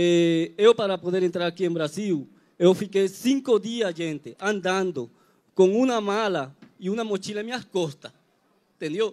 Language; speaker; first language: Portuguese; non-native, learner; Spanish